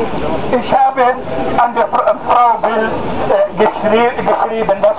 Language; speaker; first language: German; non-native, fluent; Arabic